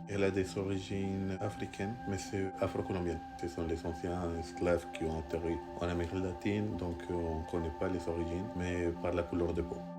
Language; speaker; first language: French; non-native, fluent; Spanish